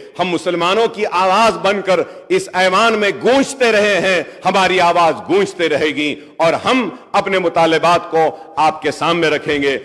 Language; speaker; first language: Urdu; native; Urdu